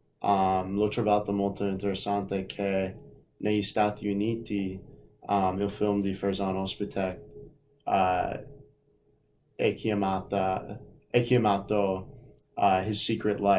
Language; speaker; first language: Italian; non-native, fluent; English